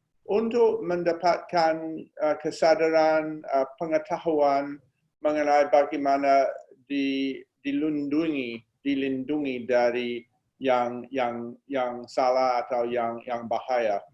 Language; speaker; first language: Indonesian; non-native, fluent; English